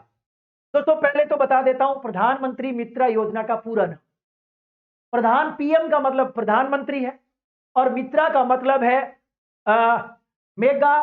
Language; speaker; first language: Hindi; native; Hindi